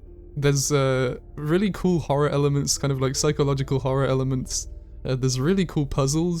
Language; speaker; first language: English; native; English